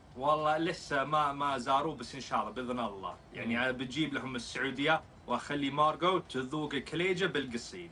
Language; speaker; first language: Arabic; non-native, fluent; English